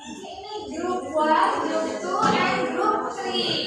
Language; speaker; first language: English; non-native, learner; Indonesian